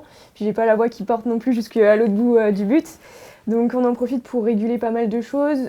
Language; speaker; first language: French; native; French